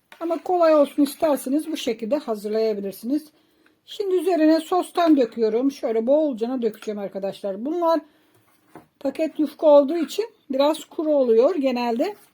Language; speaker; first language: Turkish; native; Turkish